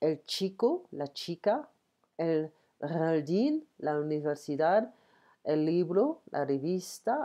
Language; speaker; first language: Spanish; non-native, learner; French